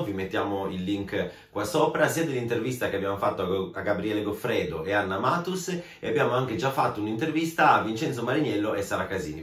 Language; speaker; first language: Italian; native; Italian